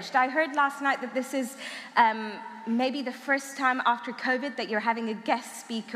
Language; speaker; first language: English; early bilingual, other home language; Armenian